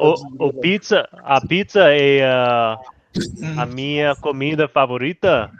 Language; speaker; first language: Portuguese; non-native, learner; English